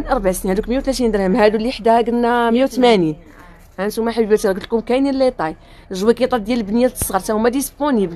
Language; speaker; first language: Arabic; native; Arabic